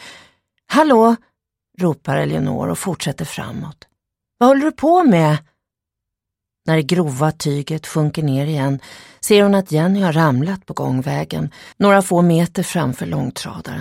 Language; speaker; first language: Swedish; native; Swedish